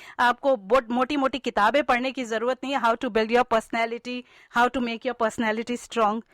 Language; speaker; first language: Urdu; native; Urdu